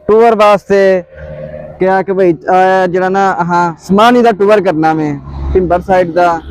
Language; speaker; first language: Urdu; non-native, local second language; Punjabi